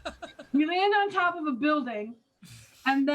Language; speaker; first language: English; native; English